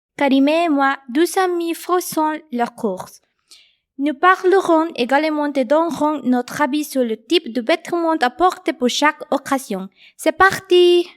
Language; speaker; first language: French; non-native, learner; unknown